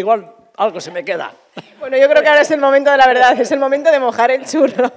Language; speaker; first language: Spanish; native; Spanish